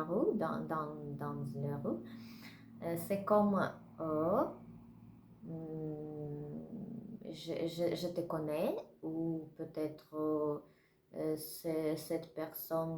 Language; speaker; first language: French; non-native, learner; Russian